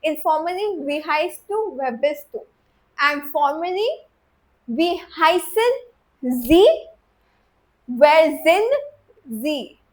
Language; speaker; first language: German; non-native, fluent; Hindi